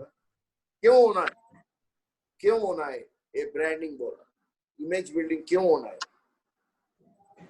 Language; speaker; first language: Hindi; non-native, local second language; Telugu